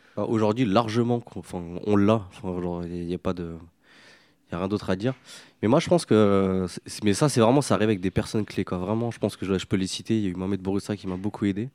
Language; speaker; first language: French; native; French